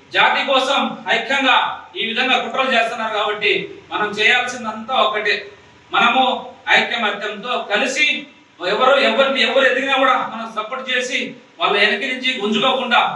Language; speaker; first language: Telugu; non-native, local second language; Lambadi